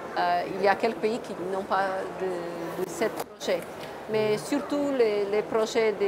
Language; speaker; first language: French; non-native, fluent; Portuguese